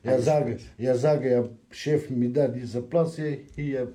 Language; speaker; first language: German; non-native, learner; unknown